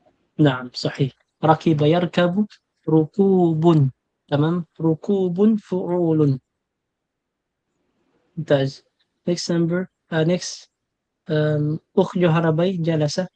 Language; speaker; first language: Arabic; non-native, fluent; Filipino